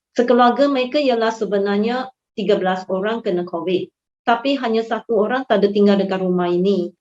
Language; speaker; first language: Malay; non-native, local second language; Chinese